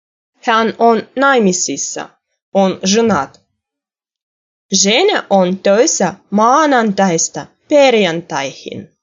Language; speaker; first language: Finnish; non-native, fluent; Russian